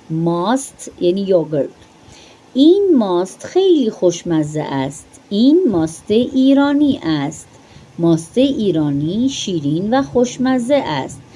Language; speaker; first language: Persian; non-native, fluent; Urdu